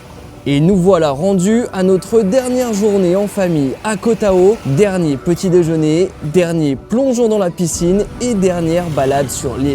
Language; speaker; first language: French; native; French